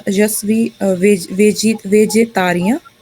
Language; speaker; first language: French; non-native, learner; Hindi